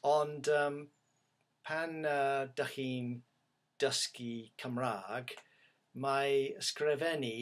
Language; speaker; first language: Welsh; non-native, learner; English